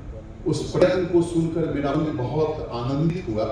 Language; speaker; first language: Hindi; native; Hindi